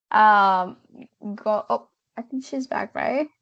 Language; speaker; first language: English; non-native, fluent; Spanish